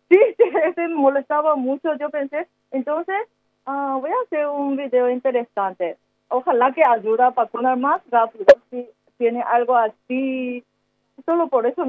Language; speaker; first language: Spanish; non-native, learner; Korean